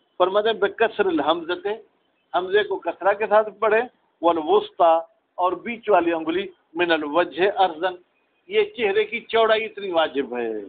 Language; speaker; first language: Urdu; non-native, local second language; Sindhi